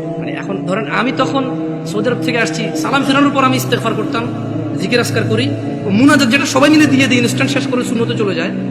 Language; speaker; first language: Bangla; early bilingual, heritage; Bangla